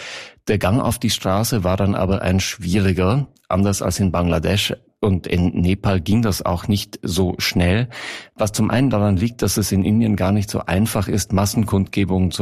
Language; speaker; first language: German; native; German